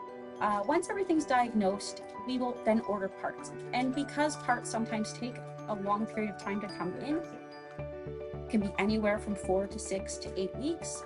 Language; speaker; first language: English; native; English